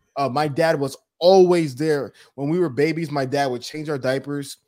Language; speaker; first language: English; early bilingual, other home language; Yoruba